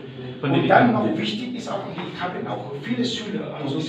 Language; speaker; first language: German; non-native, learner; Indonesian